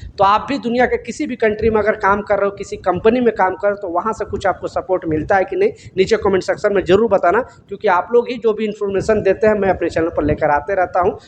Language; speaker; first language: Hindi; native; Hindi